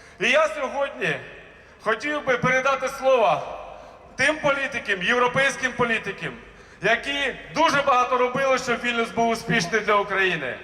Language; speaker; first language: Ukrainian; native; Ukrainian